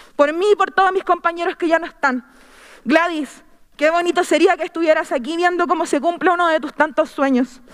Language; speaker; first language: Spanish; native; Spanish